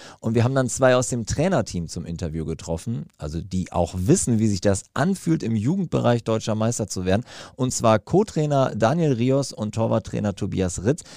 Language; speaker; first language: German; native; German